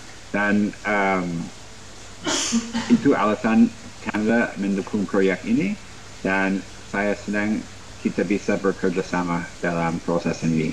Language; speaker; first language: Indonesian; non-native, fluent; English